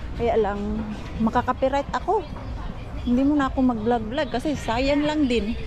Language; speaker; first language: Filipino; native; Filipino